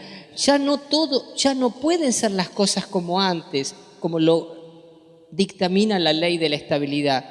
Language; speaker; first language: Spanish; native; Spanish